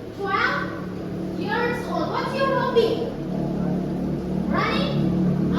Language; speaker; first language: English; non-native, learner; Indonesian